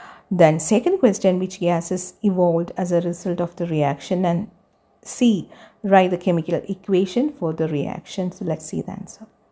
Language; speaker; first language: English; non-native, local second language; Malayalam